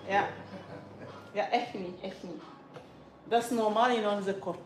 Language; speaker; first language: Dutch; non-native, fluent; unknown